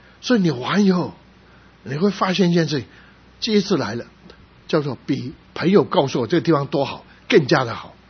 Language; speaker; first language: Chinese; non-native, local second language; Cantonese